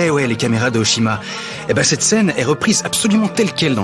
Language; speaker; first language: French; native; French